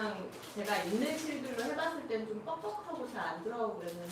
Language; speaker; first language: Korean; native; Korean